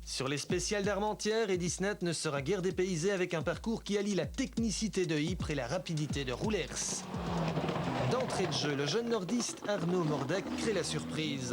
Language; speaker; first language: French; native; French